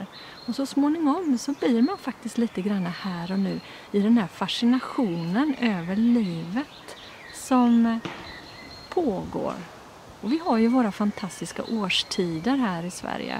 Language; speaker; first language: Swedish; native; Swedish